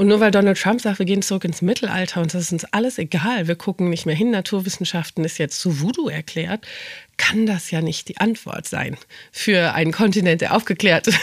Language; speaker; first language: German; native; German